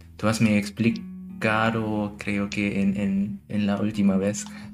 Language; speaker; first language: Spanish; non-native, learner; German